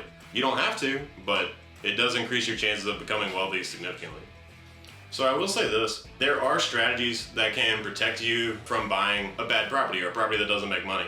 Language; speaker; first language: English; native; English